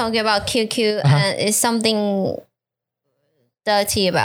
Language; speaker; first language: English; non-native, fluent; Chinese